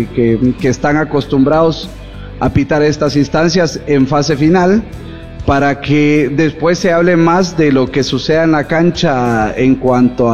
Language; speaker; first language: Spanish; native; Spanish